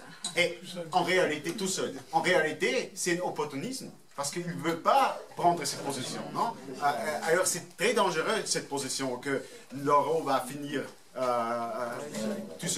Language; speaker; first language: French; non-native, fluent; German